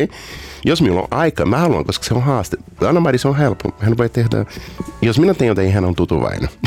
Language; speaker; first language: Finnish; non-native, fluent; Portuguese